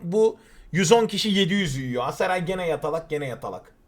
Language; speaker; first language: Turkish; native; Turkish